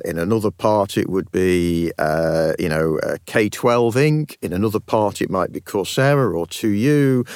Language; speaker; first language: English; native; English